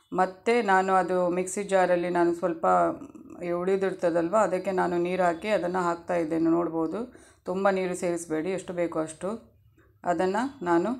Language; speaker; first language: Kannada; non-native, local second language; Tulu